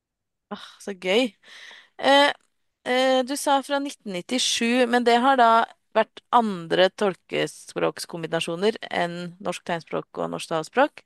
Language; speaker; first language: Norwegian; native; Norwegian